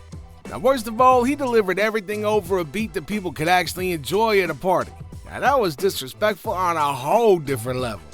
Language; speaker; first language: English; native; English